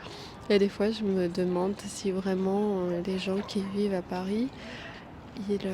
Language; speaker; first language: French; non-native, fluent; Armenian